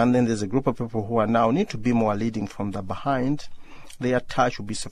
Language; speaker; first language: English; non-native, local second language; Ganda